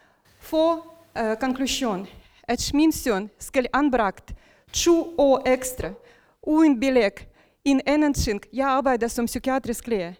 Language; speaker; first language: Danish; non-native, local second language; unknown